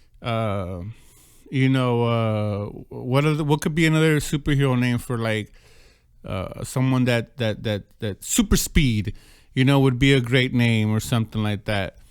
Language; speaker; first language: English; native; English